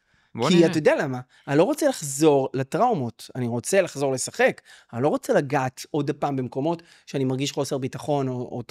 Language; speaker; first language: Hebrew; native; Hebrew